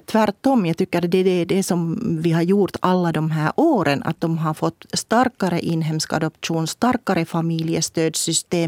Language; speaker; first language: Swedish; non-native, local second language; Finnish